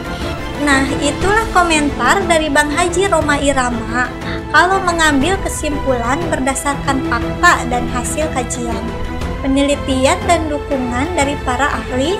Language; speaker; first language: Indonesian; native; Indonesian